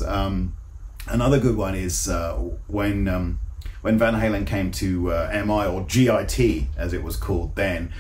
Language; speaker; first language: English; native; English